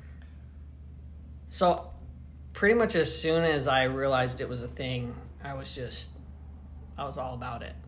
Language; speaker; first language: English; native; English